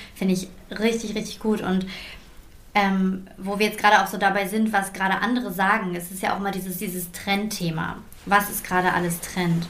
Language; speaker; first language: German; native; German